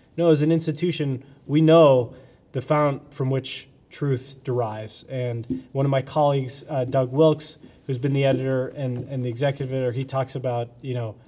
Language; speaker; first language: English; native; English